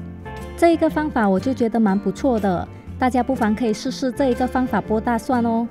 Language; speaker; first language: Chinese; native; Chinese